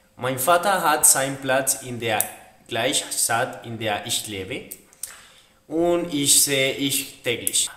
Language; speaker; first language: German; non-native, learner; Spanish